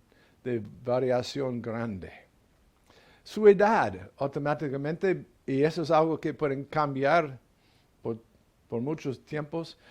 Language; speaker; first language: Spanish; non-native, fluent; English